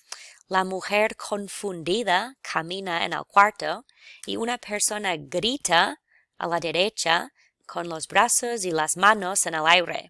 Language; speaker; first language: Spanish; non-native, fluent; English